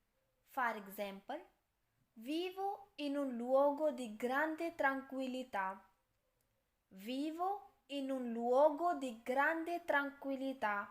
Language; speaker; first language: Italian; non-native, fluent; Urdu